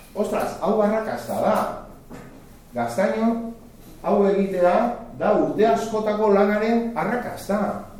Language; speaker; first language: Basque; non-native, local second language; Spanish